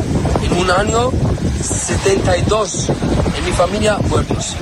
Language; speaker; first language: Spanish; non-native, learner; Arabic